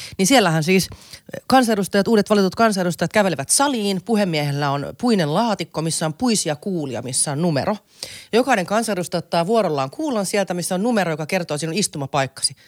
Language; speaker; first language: Finnish; native; Finnish